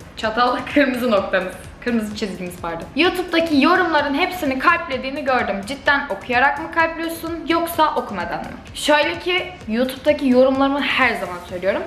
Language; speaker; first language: Turkish; native; Turkish